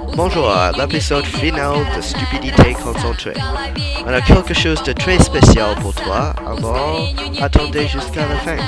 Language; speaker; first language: French; non-native, learner; English